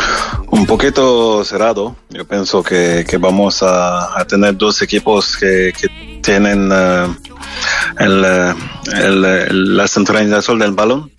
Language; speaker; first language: Spanish; non-native, fluent; French